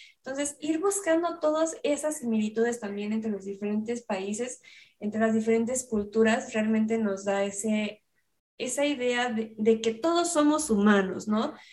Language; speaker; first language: Spanish; native; Spanish